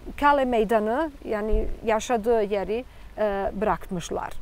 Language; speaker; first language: Turkish; non-native, fluent; Serbian